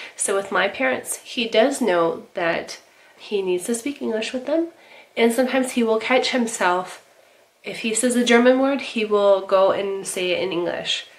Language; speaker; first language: English; native; English